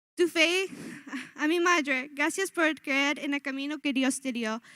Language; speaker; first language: Spanish; early bilingual, other home language; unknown